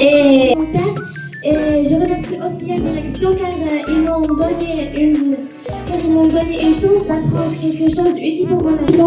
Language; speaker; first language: French; non-native, learner; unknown